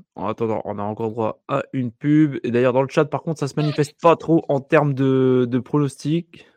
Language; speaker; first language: French; native; French